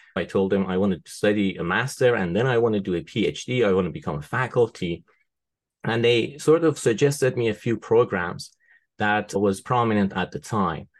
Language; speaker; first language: English; non-native, fluent; Persian